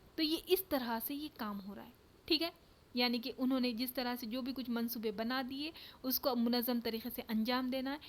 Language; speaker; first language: Urdu; native; Urdu